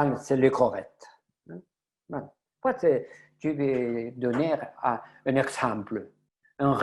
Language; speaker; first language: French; non-native, learner; Spanish